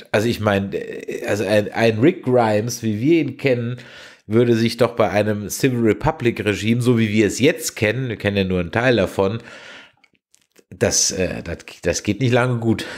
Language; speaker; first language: German; native; German